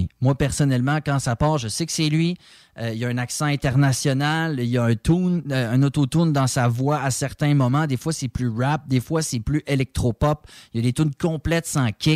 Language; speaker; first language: French; native; French